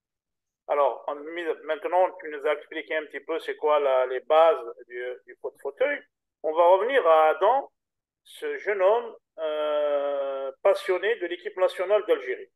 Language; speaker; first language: French; native; French